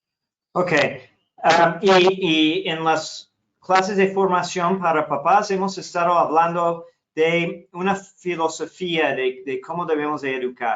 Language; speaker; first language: Spanish; non-native, fluent; English